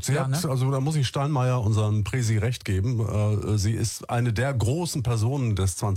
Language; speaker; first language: German; native; German